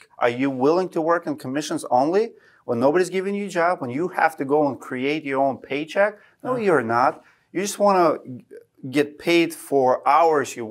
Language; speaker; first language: English; non-native, fluent; Russian